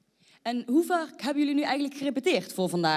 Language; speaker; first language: Dutch; native; Dutch